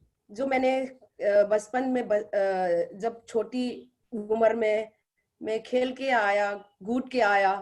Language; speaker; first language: Hindi; non-native, local second language; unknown